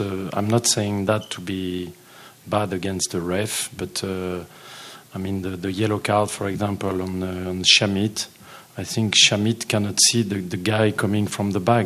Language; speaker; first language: English; non-native, fluent; French